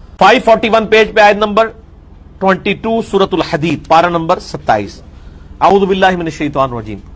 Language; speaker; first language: Urdu; non-native, local second language; Punjabi